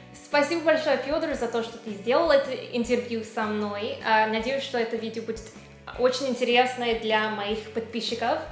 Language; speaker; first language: Russian; non-native, learner; English